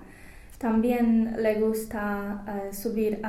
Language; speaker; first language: Spanish; non-native, learner; English